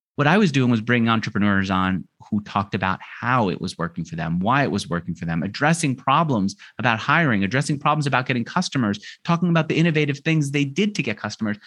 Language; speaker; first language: English; native; English